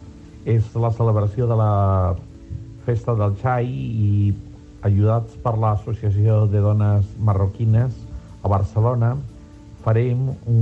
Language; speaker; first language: Catalan; non-native, local second language; Spanish